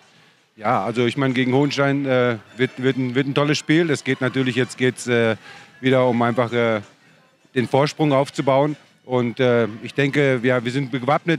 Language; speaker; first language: German; native; German